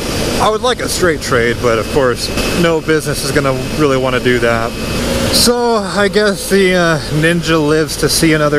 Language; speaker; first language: English; native; English